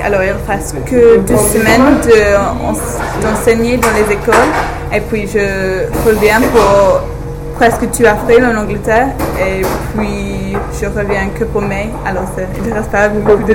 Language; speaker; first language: French; non-native, learner; English